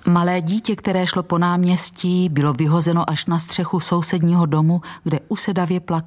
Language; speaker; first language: Czech; native; Czech